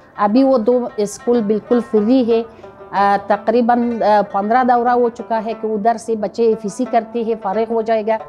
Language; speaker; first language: Urdu; non-native, fluent; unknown